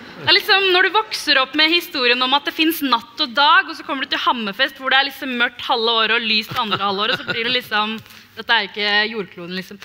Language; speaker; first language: Norwegian; early bilingual, other home language; Tamil